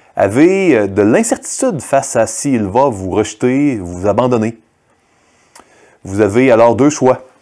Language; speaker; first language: French; native; French